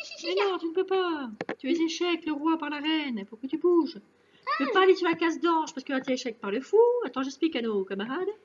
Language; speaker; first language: French; native; French